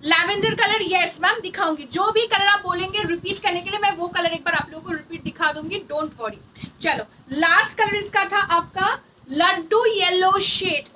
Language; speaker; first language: Hindi; non-native, local second language; Bangla